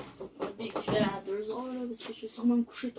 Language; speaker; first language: French; native; French